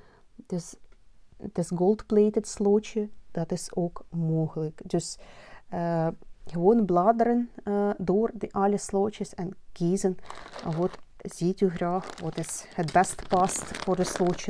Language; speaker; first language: Dutch; non-native, learner; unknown